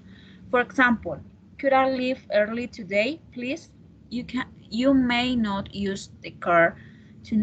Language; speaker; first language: English; non-native, learner; Spanish